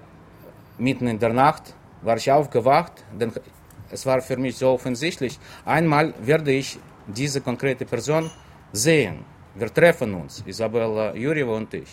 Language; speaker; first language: German; non-native, fluent; Russian